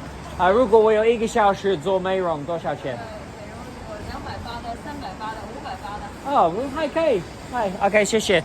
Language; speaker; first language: Chinese; non-native, learner; English